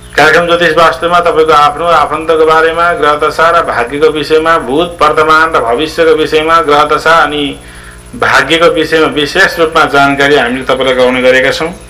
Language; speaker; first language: Nepali; native; Nepali